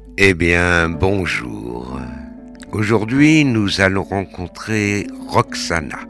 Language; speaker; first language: French; native; French